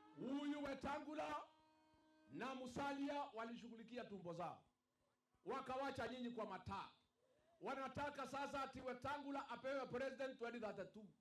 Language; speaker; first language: Swahili; non-native, local second language; Kikuyu